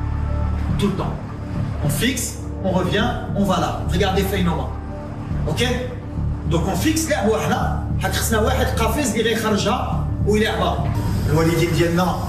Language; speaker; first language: French; native; French